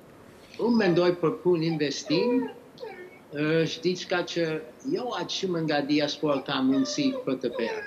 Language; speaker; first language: Albanian; early bilingual, heritage; English